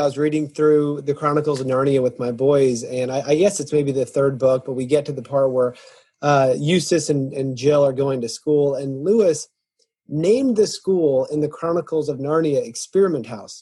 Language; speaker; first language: English; native; English